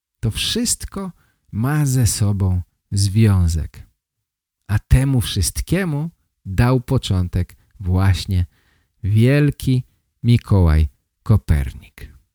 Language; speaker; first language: Polish; native; Polish